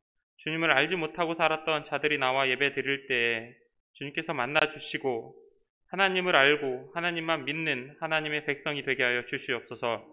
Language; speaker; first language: Korean; native; Korean